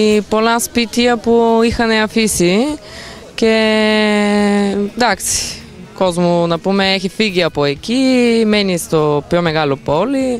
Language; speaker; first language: Greek; non-native, fluent; Bulgarian